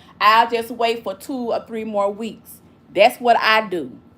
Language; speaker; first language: English; native; English